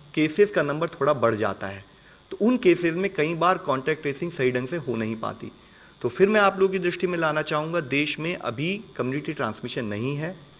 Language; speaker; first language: Hindi; native; Hindi